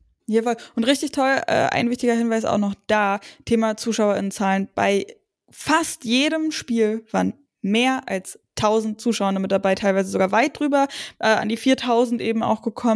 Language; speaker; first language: German; native; German